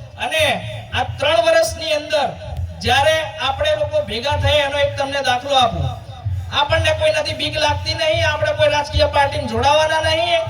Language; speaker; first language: Gujarati; non-native, local second language; Rathawi